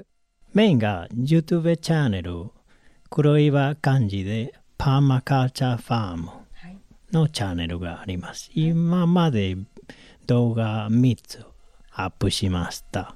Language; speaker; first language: Japanese; non-native, learner; Spanish